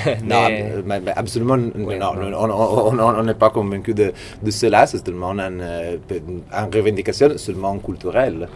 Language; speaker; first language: French; non-native, fluent; Italian